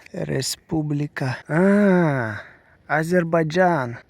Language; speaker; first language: Spanish; non-native, learner; Russian